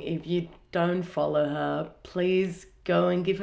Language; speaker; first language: English; non-native, fluent; Spanish